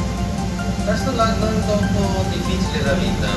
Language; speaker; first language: Italian; non-native, learner; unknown